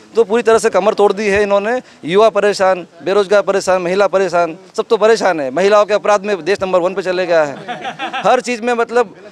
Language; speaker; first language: Hindi; native; Hindi